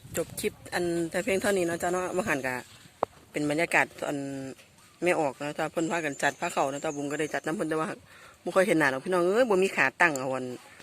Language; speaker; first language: Thai; native; Thai